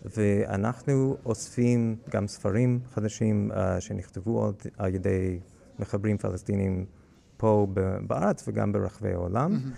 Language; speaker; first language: Hebrew; non-native, fluent; English